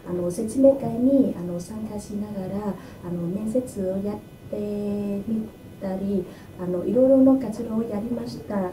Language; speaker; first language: Japanese; non-native, learner; Vietnamese